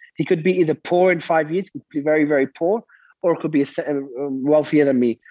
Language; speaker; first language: English; early bilingual, other home language; Arabic